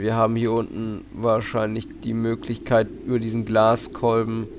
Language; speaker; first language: German; native; German